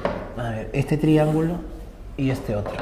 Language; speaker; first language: Spanish; native; Spanish